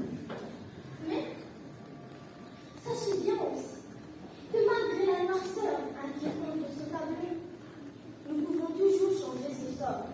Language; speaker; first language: French; non-native, local second language; Arabic